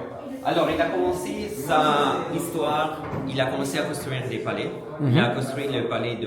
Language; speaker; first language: French; non-native, learner; Italian